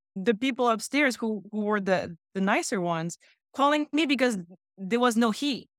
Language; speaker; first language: English; non-native, fluent; French